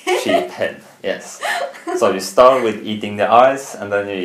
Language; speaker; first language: English; non-native, fluent; Norwegian